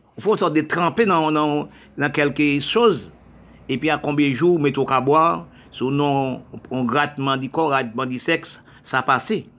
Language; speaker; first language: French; non-native, local second language; Haitian Creole